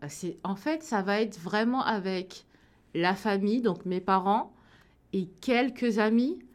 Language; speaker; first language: French; early bilingual, other home language; Wolof